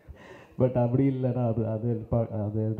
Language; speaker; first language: Tamil; native; Tamil